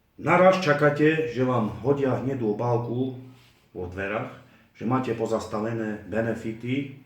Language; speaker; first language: Slovak; non-native, local second language; Romany